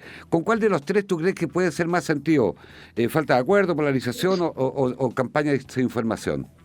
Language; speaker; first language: Spanish; native; Spanish